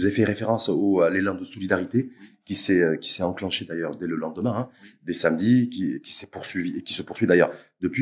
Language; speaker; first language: French; native; French